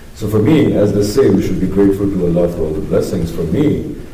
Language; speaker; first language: English; non-native, local second language; Urdu